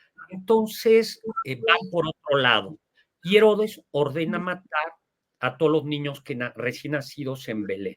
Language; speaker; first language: Spanish; native; Spanish